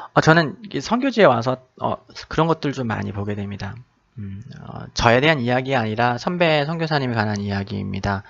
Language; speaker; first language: Korean; native; Korean